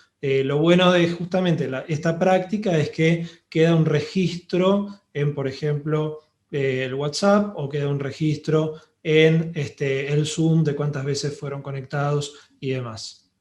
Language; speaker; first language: Spanish; native; Spanish